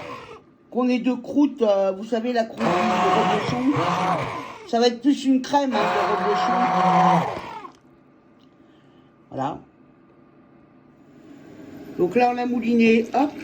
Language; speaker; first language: French; native; French